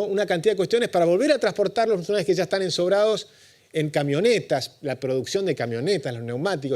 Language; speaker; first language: Spanish; native; Spanish